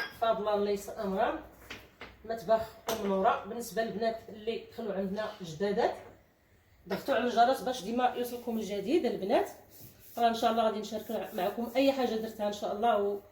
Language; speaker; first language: Arabic; native; Arabic